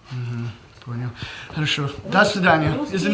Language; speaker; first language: Russian; non-native, learner; English